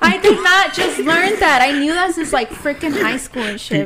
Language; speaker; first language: English; early bilingual, other home language; Spanish